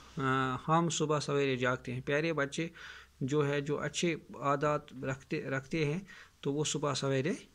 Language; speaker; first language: Urdu; non-native, local second language; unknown